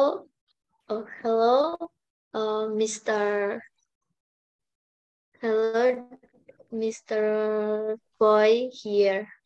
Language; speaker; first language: English; non-native, learner; Indonesian